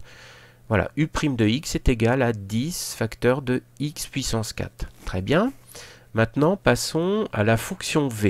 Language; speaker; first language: French; native; French